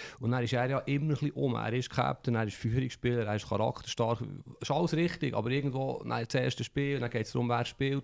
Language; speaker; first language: German; native; German